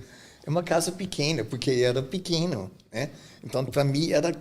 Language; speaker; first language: Portuguese; non-native, fluent; German